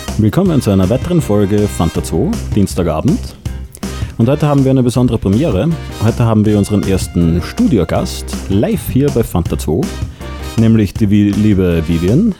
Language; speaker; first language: German; native; German